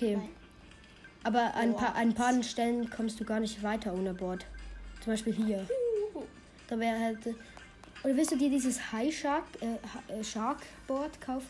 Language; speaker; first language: German; native; German